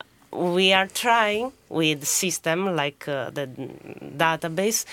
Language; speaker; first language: English; non-native, fluent; Italian